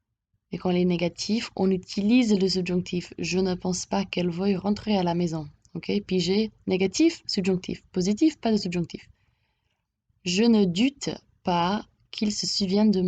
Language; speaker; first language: French; non-native, fluent; English